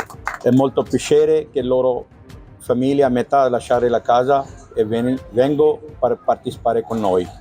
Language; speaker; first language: Italian; non-native, learner; Urdu